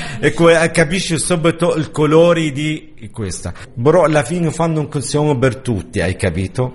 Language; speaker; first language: Italian; non-native, learner; Arabic